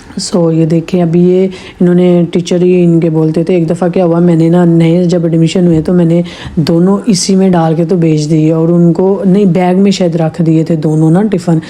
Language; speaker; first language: Urdu; native; Urdu